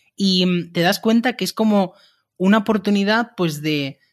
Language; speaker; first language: Spanish; native; Spanish